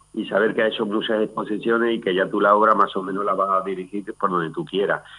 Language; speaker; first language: Spanish; native; Spanish